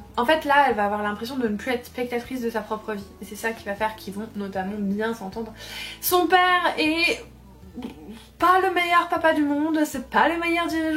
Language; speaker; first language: French; native; French